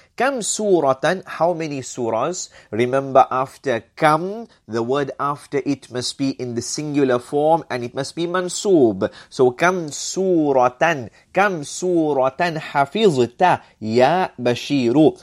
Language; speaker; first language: English; native; English